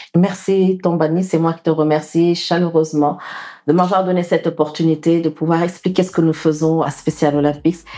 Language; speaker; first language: French; non-native, local second language; Wolof